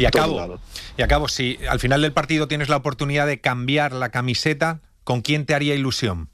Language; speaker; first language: Spanish; native; Spanish